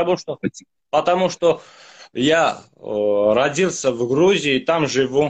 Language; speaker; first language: Russian; non-native, fluent; Armenian